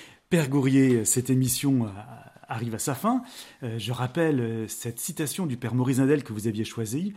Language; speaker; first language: French; native; French